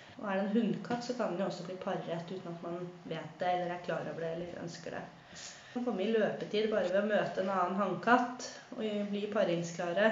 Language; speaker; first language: Norwegian; native; Norwegian